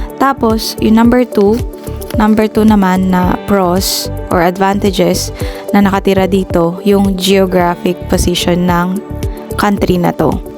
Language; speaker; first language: Filipino; native; Filipino